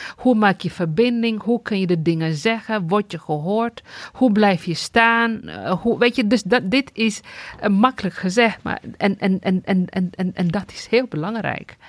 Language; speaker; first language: Dutch; non-native, fluent; Tigrinya